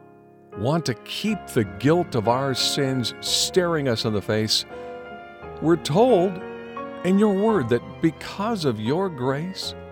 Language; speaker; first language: English; native; English